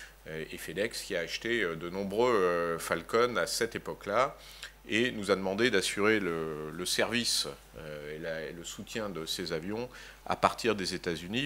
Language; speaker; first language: French; native; French